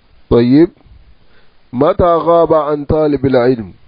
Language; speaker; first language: Arabic; non-native, fluent; French